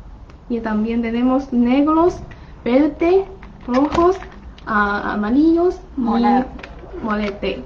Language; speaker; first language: Spanish; non-native, learner; Chinese